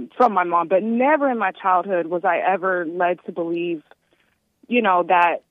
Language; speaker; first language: English; native; English